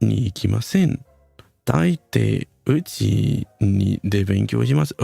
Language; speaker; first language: Japanese; non-native, learner; Spanish